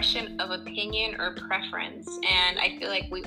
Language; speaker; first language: English; native; English